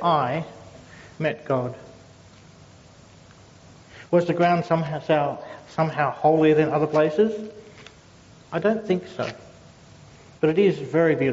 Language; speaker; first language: English; native; English